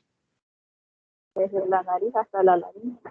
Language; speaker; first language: Spanish; native; Spanish